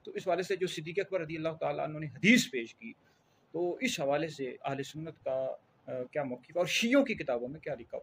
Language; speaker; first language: Urdu; native; Urdu